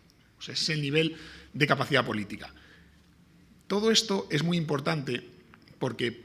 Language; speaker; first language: Spanish; native; Spanish